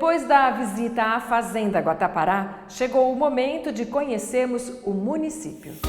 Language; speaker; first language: Portuguese; native; Portuguese